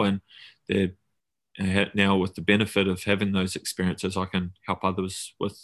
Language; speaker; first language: English; native; English